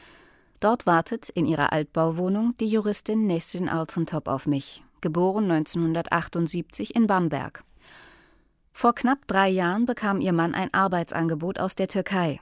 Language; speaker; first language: German; native; German